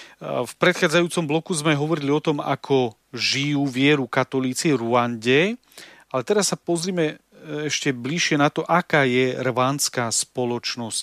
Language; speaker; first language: Slovak; native; Slovak